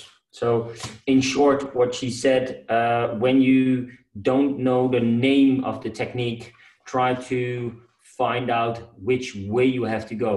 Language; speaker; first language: English; non-native, fluent; Dutch